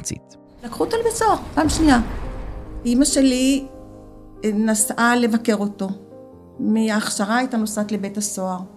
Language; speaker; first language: Hebrew; early bilingual, other home language; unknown